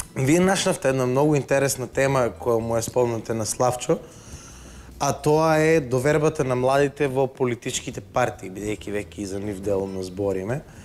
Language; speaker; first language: Macedonian; native; Macedonian